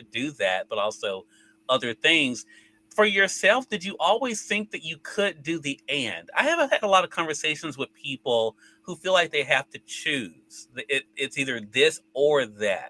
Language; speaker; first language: English; native; English